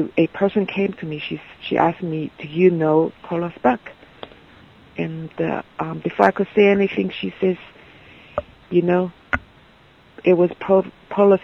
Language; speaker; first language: English; non-native, fluent; Chinese